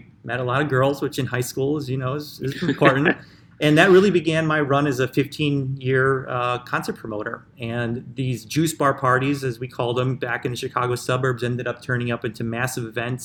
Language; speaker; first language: English; native; English